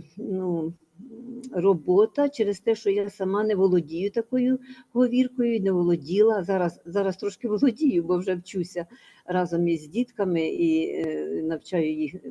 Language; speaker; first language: Ukrainian; native; Ukrainian